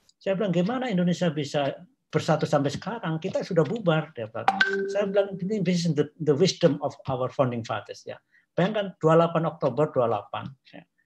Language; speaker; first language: Indonesian; non-native, local second language; Javanese